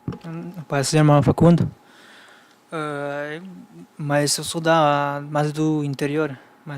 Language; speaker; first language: Portuguese; non-native, learner; Spanish